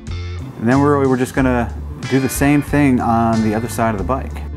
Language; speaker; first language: English; native; English